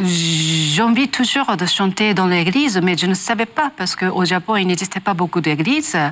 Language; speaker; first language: French; non-native, learner; Japanese